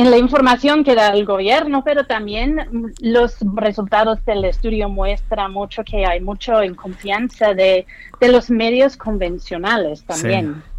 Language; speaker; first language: Spanish; non-native, fluent; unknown